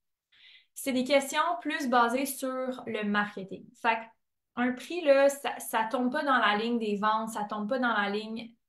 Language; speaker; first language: French; native; French